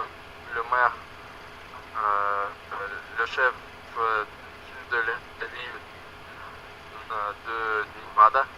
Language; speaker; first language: French; non-native, learner; Russian